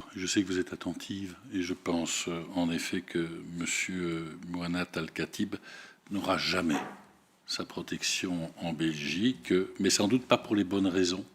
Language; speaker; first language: French; native; French